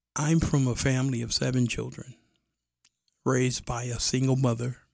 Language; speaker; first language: English; native; English